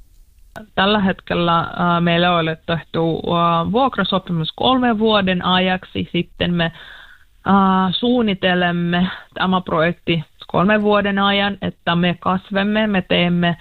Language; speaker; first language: Finnish; non-native, learner; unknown